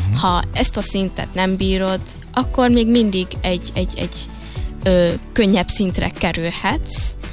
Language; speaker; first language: Hungarian; early bilingual, heritage; Hungarian